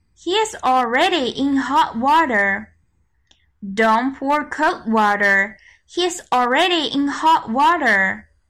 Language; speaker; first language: English; non-native, fluent; Chinese